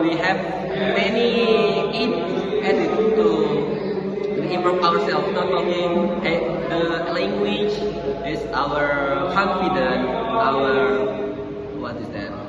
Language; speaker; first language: English; non-native, learner; Indonesian